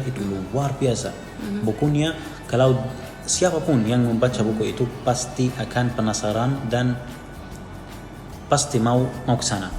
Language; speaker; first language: Indonesian; non-native, fluent; Arabic